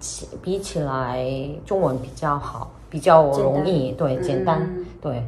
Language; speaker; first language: Chinese; non-native, learner; Korean